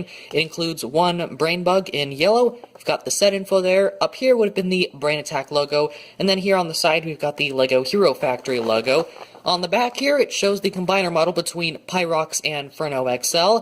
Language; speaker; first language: English; native; English